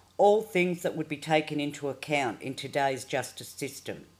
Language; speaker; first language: English; native; English